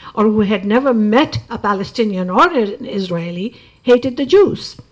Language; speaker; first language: English; non-native, local second language; Urdu